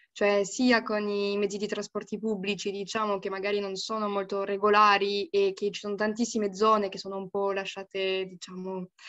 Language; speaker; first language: Italian; non-native, fluent; French